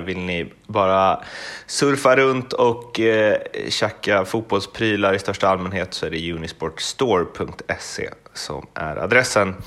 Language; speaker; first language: Swedish; native; Swedish